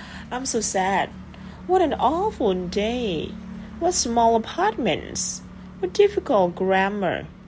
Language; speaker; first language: English; non-native, fluent; Vietnamese